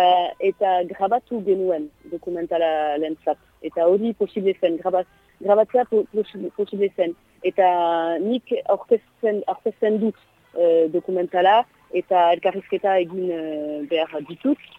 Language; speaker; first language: Basque; non-native, local second language; French